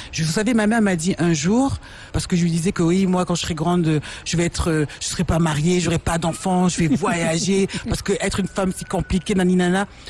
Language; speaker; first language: French; non-native, local second language; Lingala